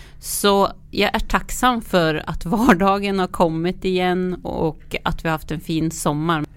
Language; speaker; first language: Swedish; native; Swedish